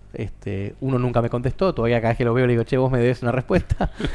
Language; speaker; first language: Spanish; native; Spanish